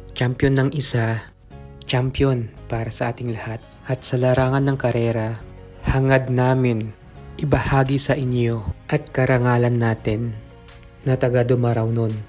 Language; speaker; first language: Filipino; non-native, local second language; Hiligaynon